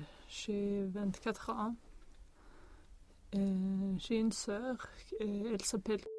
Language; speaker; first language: French; non-native, learner; Swedish